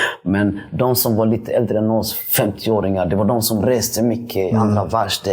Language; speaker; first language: Swedish; early bilingual, other home language; Somali